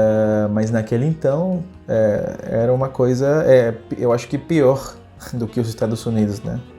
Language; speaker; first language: Portuguese; non-native, fluent; Spanish